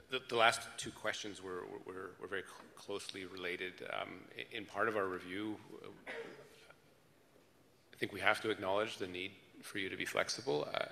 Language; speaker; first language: English; early bilingual, other home language; French